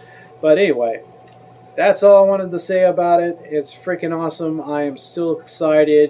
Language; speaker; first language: English; native; English